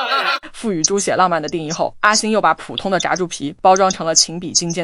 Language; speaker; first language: Chinese; native; Chinese